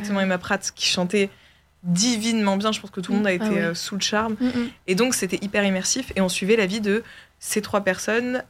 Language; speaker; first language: French; native; French